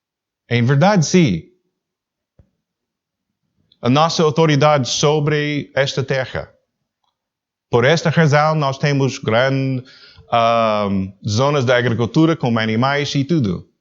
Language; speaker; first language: Portuguese; non-native, learner; English